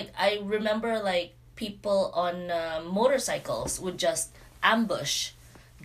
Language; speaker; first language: English; non-native, local second language; Cebuano